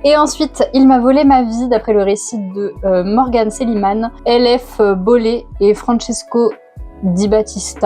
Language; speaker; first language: French; native; French